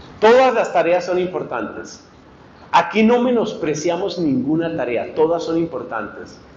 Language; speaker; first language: Spanish; native; Spanish